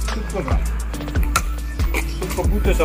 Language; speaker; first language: German; non-native, learner; Punjabi